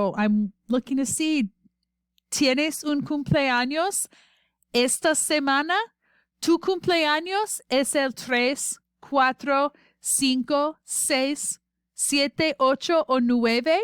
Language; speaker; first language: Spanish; non-native, fluent; English